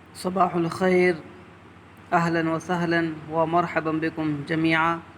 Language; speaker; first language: Urdu; native; Urdu